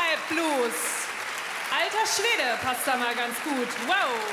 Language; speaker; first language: German; native; German